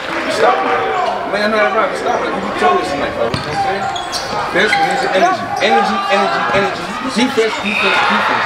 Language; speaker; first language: English; native; English